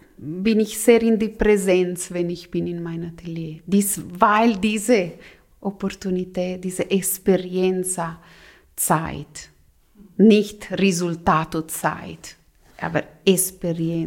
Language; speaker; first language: German; non-native, local second language; Italian